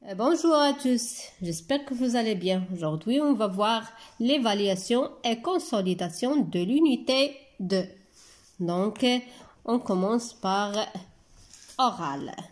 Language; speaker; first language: French; non-native, local second language; Arabic